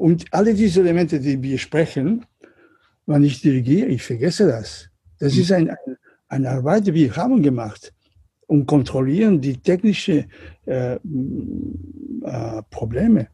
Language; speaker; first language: German; non-native, learner; Catalan